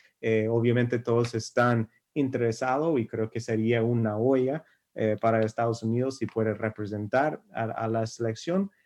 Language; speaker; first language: Spanish; non-native, fluent; English